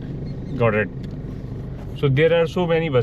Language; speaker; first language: English; non-native, local second language; Urdu